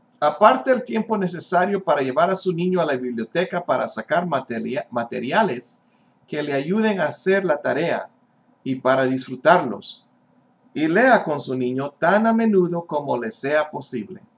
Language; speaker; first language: Spanish; non-native, fluent; English